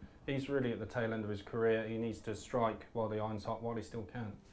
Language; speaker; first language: English; native; English